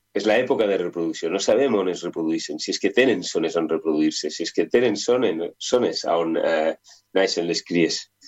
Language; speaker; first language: Spanish; non-native, local second language; Catalan